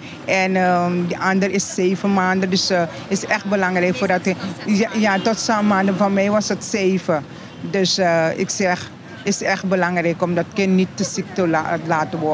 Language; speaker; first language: Dutch; non-native, local second language; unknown